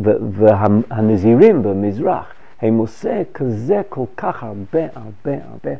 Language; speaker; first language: Hebrew; non-native, fluent; English